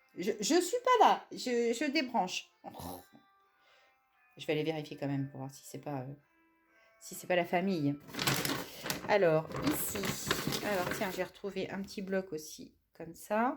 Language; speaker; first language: French; native; French